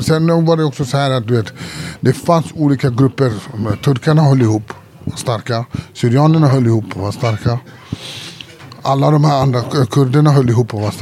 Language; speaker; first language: Swedish; early bilingual, other home language; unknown